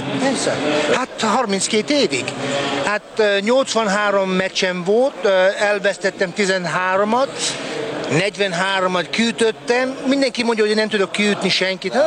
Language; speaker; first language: Hungarian; early bilingual, heritage; Hungarian